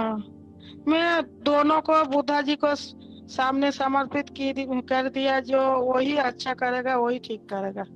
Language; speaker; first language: Hindi; non-native, local second language; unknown